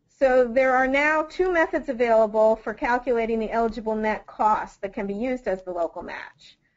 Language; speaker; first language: English; native; English